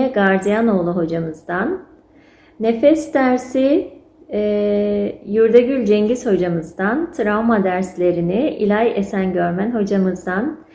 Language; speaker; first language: Turkish; native; Turkish